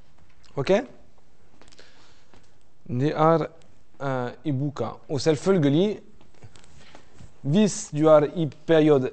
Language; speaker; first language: Norwegian; non-native, fluent; French